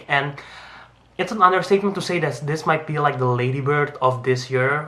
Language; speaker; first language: English; non-native, fluent; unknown